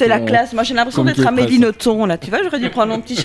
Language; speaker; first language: French; native; French